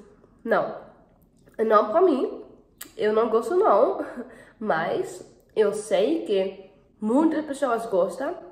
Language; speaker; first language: Portuguese; non-native, learner; Dutch